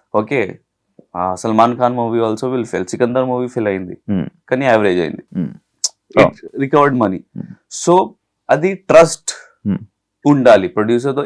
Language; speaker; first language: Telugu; non-native, learner; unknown